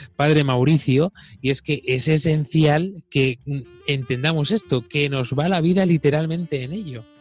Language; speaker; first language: Spanish; native; Spanish